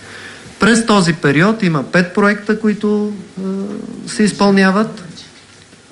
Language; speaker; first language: Bulgarian; native; Bulgarian